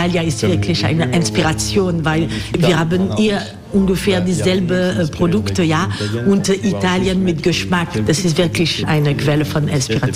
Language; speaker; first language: German; non-native, fluent; French